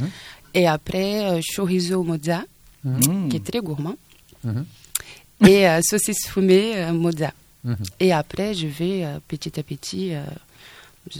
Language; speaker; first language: French; non-native, fluent; Portuguese